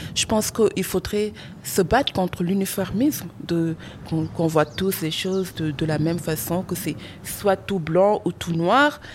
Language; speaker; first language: French; non-native, local second language; Wolof